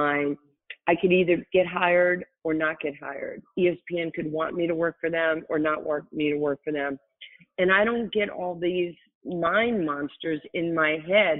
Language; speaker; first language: English; native; English